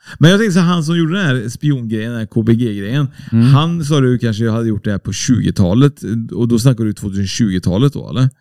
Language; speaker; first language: Swedish; native; Swedish